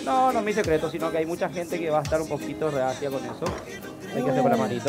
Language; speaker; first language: Spanish; native; Spanish